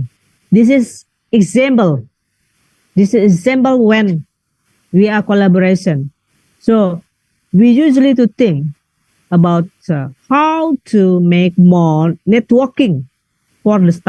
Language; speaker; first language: English; non-native, learner; Indonesian